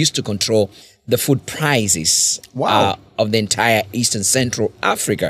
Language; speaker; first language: English; non-native, local second language; Kikuyu